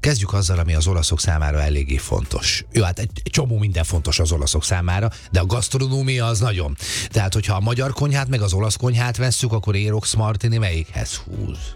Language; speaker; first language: Hungarian; native; Hungarian